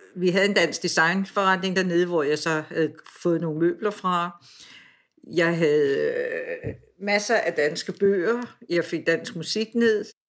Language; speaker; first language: Danish; native; Danish